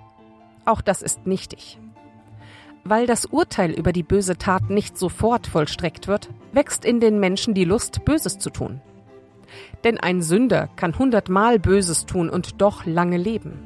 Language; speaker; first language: German; native; German